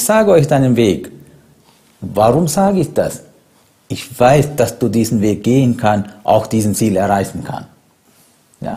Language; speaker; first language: German; non-native, fluent; Sinhala